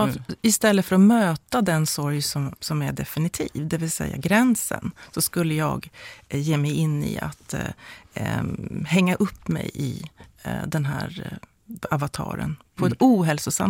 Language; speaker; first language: Swedish; native; Swedish